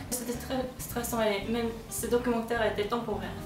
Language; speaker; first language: French; non-native, learner; Korean